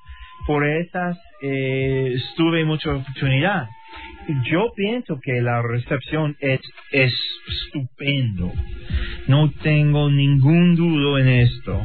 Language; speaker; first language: Spanish; non-native, learner; English